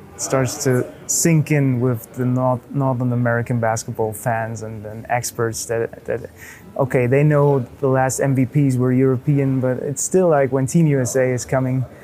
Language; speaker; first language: English; non-native, fluent; German